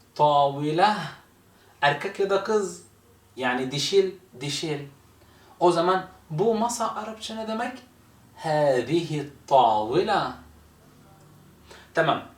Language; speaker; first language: Turkish; non-native, fluent; Arabic